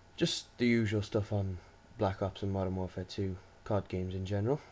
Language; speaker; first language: English; native; English